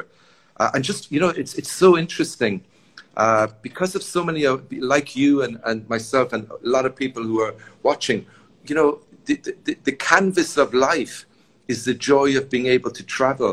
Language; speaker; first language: English; native; English